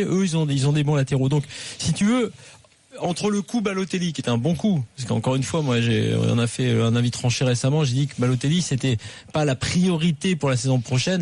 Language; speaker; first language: French; native; French